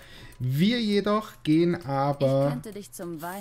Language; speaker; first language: German; native; German